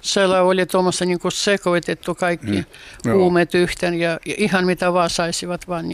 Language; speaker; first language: Finnish; non-native, fluent; Russian